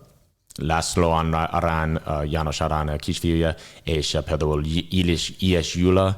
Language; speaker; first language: Hungarian; non-native, learner; English